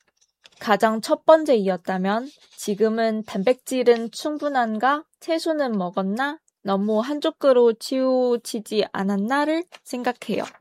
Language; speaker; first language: Korean; non-native, fluent; Chinese